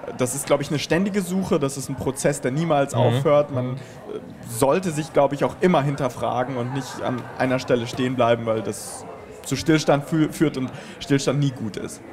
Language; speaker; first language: German; early bilingual, other home language; Russian